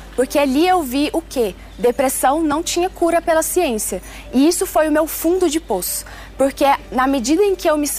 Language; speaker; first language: Portuguese; early bilingual, other home language; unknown